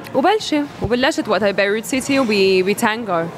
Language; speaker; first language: Arabic; non-native, fluent; English